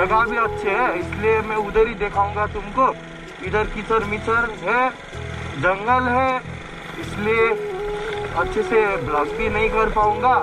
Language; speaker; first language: Hindi; non-native, learner; Nepali